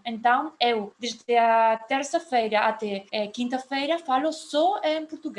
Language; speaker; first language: Portuguese; non-native, fluent; Spanish